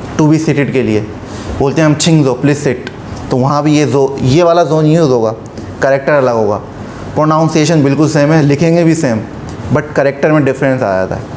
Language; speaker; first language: Urdu; native; Urdu